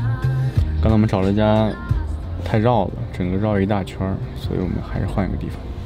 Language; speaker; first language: Chinese; native; Chinese